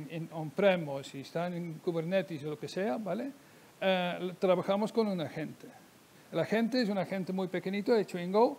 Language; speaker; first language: Spanish; non-native, fluent; Dutch